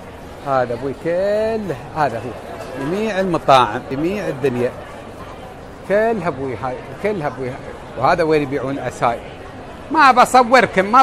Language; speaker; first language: Arabic; native; Arabic